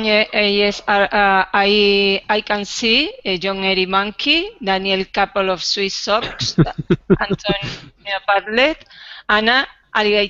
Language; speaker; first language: English; non-native, learner; Spanish